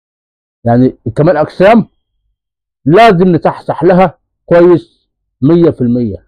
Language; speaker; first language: Arabic; native; Arabic